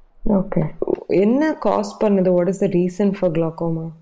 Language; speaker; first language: English; non-native, local second language; Tamil